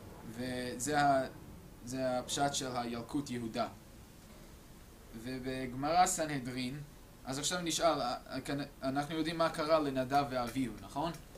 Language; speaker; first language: Hebrew; non-native, fluent; English